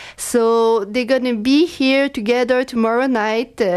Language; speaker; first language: English; non-native, fluent; French